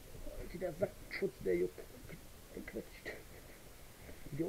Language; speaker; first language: German; native; German